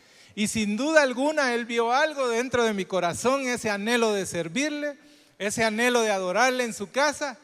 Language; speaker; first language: Spanish; native; Spanish